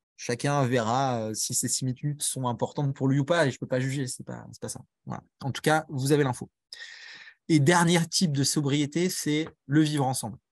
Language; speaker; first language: French; native; French